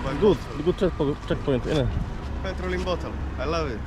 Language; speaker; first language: English; non-native, learner; Polish